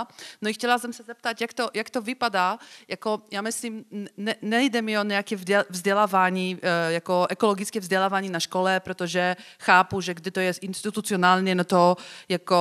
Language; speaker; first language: Czech; non-native, fluent; Polish